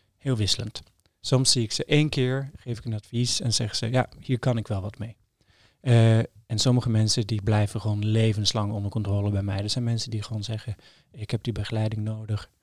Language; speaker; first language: Dutch; non-native, fluent; Norwegian